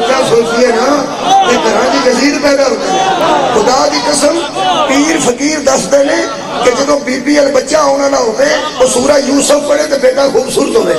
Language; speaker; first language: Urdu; non-native, local second language; Punjabi